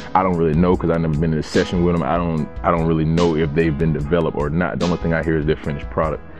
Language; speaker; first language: English; native; English